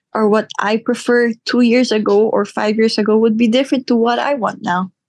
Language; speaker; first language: English; non-native, local second language; Filipino